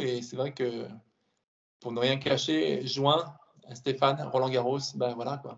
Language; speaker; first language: French; native; French